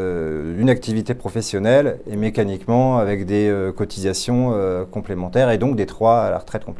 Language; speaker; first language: French; native; French